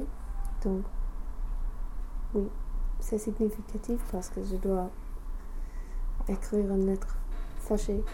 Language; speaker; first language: French; non-native, fluent; English